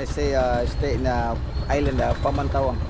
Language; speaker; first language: English; non-native, learner; Indonesian